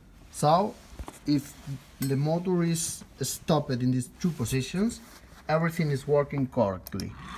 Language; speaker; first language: English; non-native, fluent; Spanish